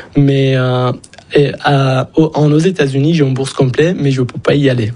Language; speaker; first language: French; non-native, fluent; Persian